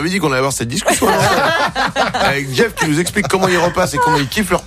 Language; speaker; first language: French; native; French